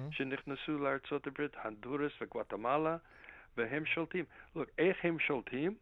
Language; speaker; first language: Hebrew; non-native, fluent; English